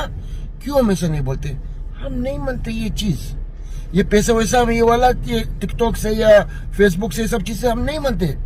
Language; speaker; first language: Hindi; non-native, fluent; Arabic